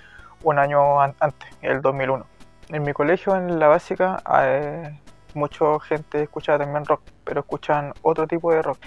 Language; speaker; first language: Spanish; native; Spanish